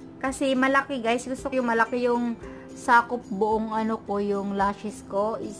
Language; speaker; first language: Filipino; non-native, local second language; Cebuano